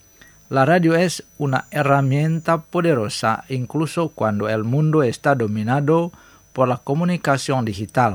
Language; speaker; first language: Spanish; non-native, fluent; Indonesian